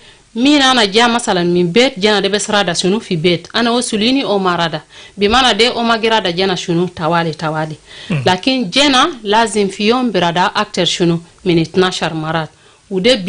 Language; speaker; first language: Arabic; non-native, local second language; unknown